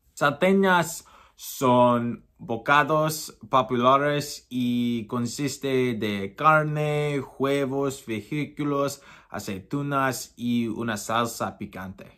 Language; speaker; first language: Spanish; non-native, learner; English